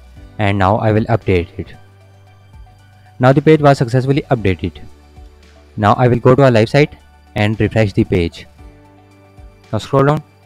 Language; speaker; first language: English; non-native, fluent; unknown